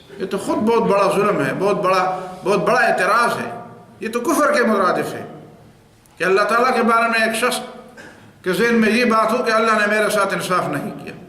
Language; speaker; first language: Urdu; non-native, local second language; Pashto